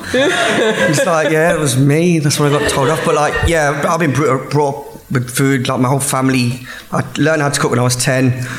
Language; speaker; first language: English; native; English